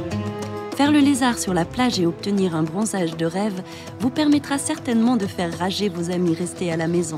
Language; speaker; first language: French; native; French